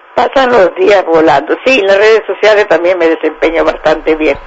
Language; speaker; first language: Spanish; native; Spanish